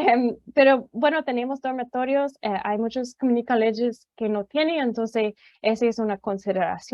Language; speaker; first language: Spanish; non-native, fluent; English